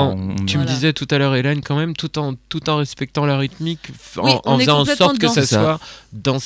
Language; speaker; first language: French; native; French